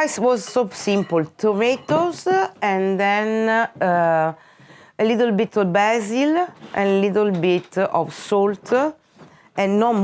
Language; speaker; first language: English; non-native, fluent; Italian